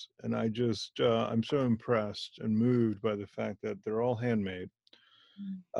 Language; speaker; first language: English; non-native, fluent; Hindi